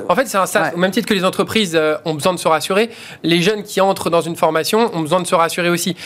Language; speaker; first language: French; native; French